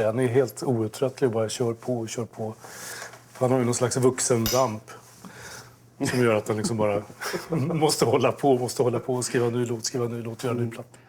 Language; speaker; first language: Swedish; native; Swedish